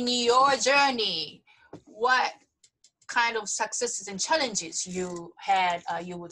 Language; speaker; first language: English; non-native, fluent; Japanese